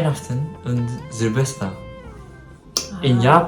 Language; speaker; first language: German; non-native, learner; Japanese